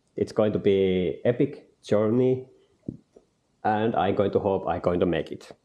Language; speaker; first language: English; non-native, learner; Finnish